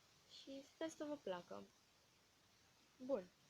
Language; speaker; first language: Romanian; native; Romanian